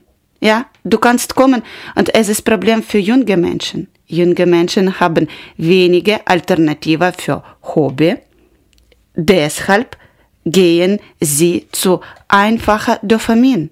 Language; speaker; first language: German; non-native, learner; Ukrainian